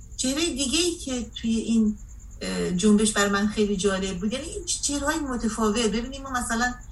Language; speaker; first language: Persian; native; Persian